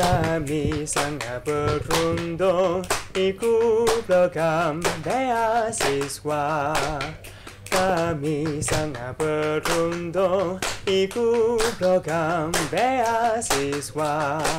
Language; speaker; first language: Indonesian; non-native, learner; Chinese